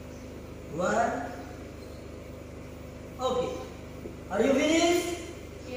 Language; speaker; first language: English; non-native, fluent; Indonesian